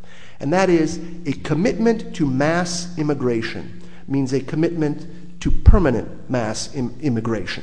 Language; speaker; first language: English; native; English